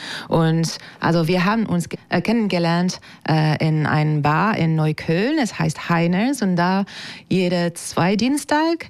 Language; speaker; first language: German; non-native, learner; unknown